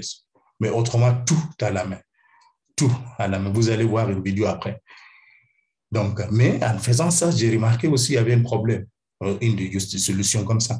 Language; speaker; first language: French; non-native, fluent; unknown